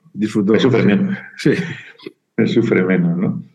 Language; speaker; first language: Spanish; native; Spanish